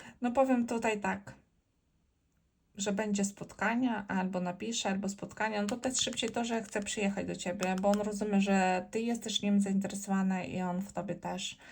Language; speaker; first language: Polish; non-native, learner; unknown